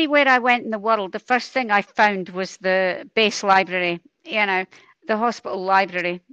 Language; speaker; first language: English; native; English